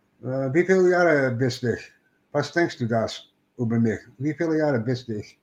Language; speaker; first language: German; non-native, learner; English